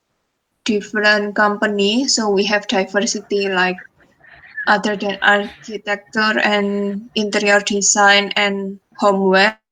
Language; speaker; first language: English; non-native, fluent; Indonesian